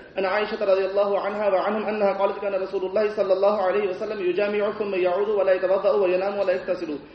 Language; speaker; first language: Arabic; non-native, fluent; Urdu